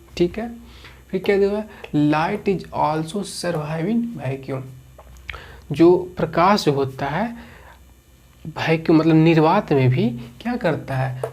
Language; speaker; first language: Hindi; native; Hindi